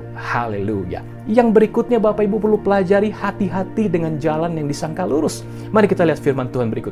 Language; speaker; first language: Indonesian; native; Indonesian